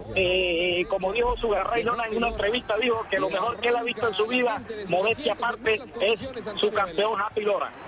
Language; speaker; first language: Spanish; native; Spanish